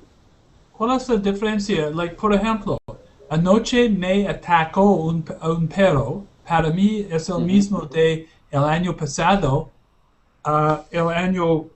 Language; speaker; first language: Spanish; non-native, learner; English